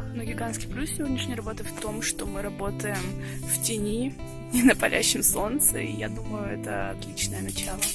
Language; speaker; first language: Russian; native; Russian